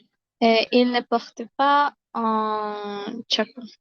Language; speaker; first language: French; non-native, learner; Spanish